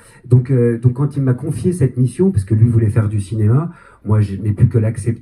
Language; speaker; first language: French; native; French